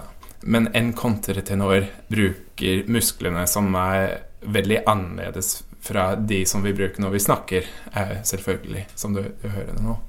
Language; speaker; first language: Norwegian; non-native, fluent; English